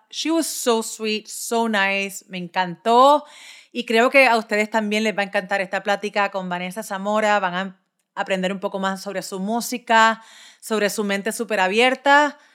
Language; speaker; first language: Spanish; early bilingual, heritage; Spanish